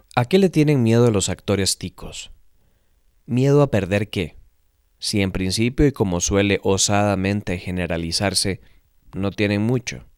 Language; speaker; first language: Spanish; native; Spanish